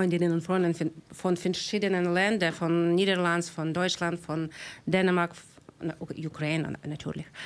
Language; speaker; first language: German; non-native, learner; Ukrainian